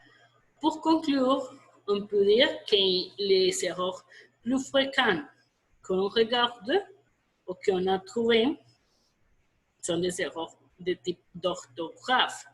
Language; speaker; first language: French; non-native, fluent; Spanish